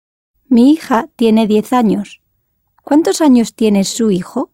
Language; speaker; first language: Spanish; non-native, learner; English